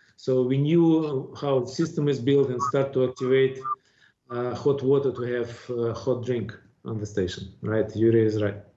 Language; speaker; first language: English; non-native, fluent; Russian